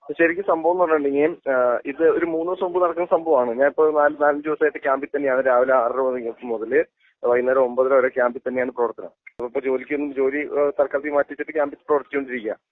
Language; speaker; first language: Malayalam; native; Malayalam